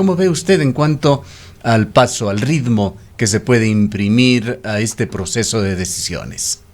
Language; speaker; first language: Spanish; native; Spanish